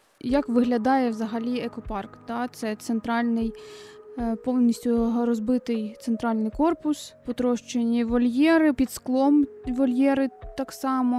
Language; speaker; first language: Ukrainian; native; Ukrainian